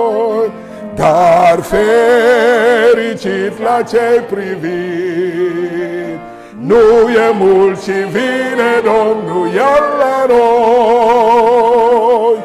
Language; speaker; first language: Romanian; non-native, learner; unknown